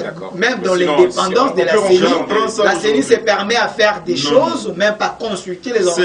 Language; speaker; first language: French; non-native, local second language; Lingala